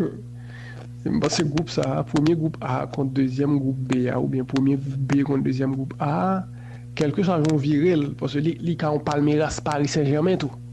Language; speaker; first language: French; non-native, local second language; Haitian Creole